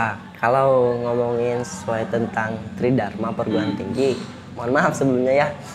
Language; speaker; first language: Indonesian; native; Indonesian